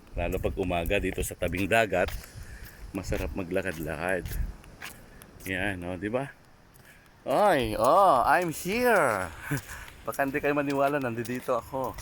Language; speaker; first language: Filipino; non-native, local second language; Iloko